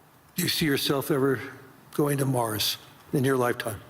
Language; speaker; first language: English; native; English